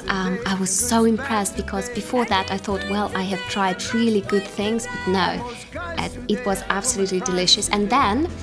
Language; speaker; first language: English; non-native, fluent; Russian